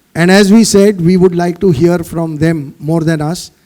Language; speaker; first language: English; non-native, local second language; Hindi